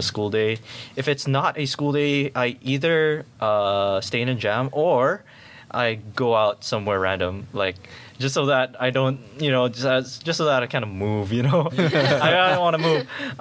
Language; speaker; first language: English; non-native, local second language; Filipino